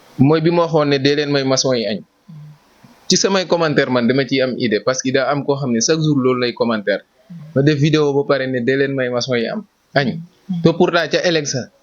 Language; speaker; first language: Wolof; native; Wolof